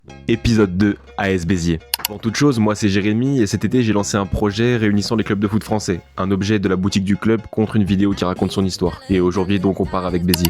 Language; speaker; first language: French; native; French